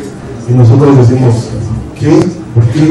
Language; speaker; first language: Spanish; native; Spanish